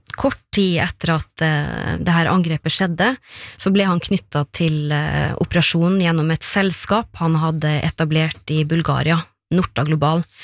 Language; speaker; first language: Norwegian; native; Norwegian